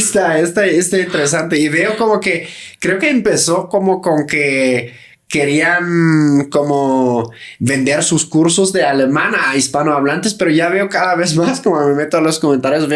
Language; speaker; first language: Spanish; native; Spanish